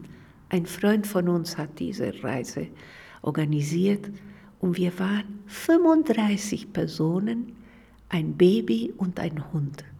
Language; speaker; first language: German; non-native, fluent; Spanish